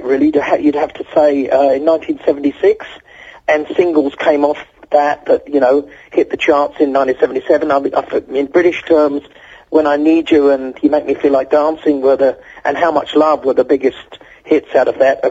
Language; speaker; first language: English; native; English